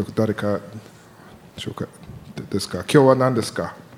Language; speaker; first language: Japanese; non-native, learner; English